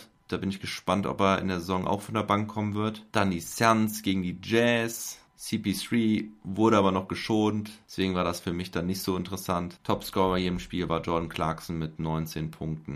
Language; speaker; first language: German; native; German